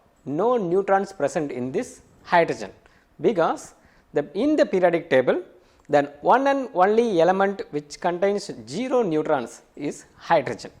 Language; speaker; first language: English; non-native, local second language; Tamil